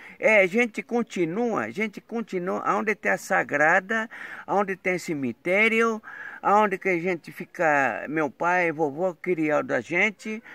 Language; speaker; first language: Portuguese; non-native, local second language; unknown